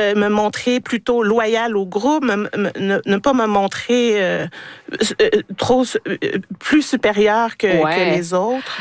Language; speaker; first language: French; native; French